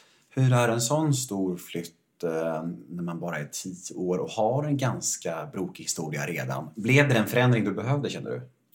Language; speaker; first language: Swedish; native; Swedish